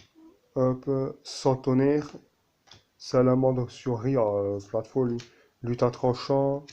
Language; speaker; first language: French; native; French